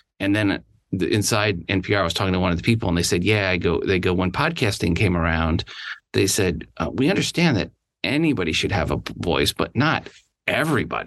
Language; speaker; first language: English; native; English